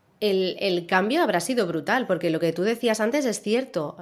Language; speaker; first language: Spanish; native; Spanish